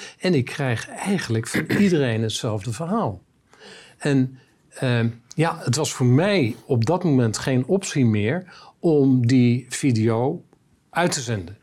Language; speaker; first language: Dutch; native; Dutch